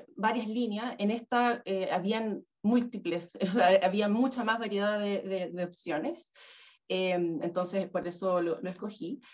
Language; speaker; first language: Spanish; native; Spanish